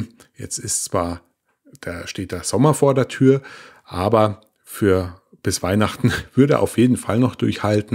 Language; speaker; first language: German; native; German